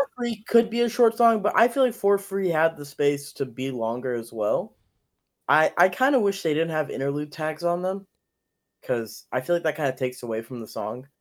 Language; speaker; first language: English; early bilingual, other home language; Amharic